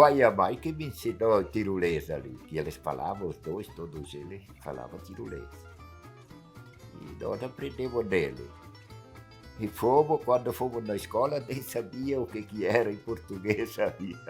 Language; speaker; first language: Portuguese; non-native, local second language; Italian